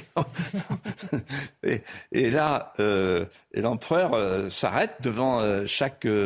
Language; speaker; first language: French; non-native, local second language; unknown